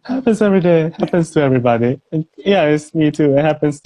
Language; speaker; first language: English; non-native, fluent; Thai